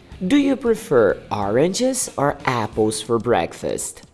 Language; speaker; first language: English; non-native, fluent; Portuguese